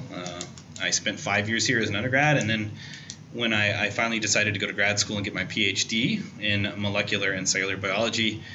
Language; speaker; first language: English; native; English